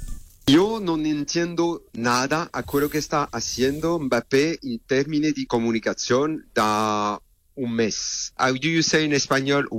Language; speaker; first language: Spanish; non-native, learner; French